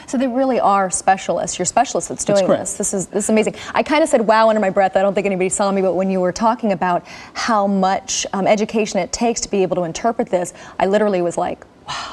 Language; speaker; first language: English; native; English